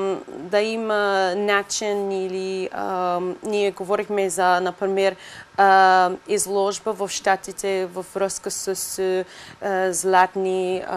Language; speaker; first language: Bulgarian; non-native, learner; English